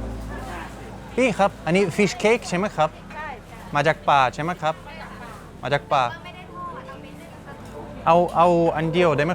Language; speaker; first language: Thai; non-native, learner; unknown